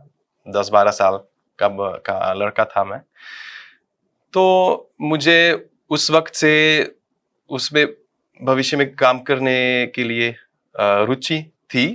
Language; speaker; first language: Hindi; non-native, fluent; Dutch